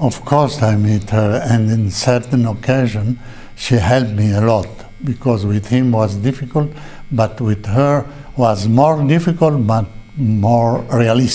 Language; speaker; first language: English; non-native, learner; Italian